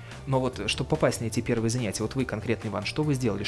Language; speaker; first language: Russian; native; Russian